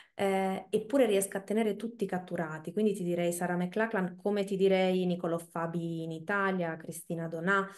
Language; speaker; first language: Italian; native; Italian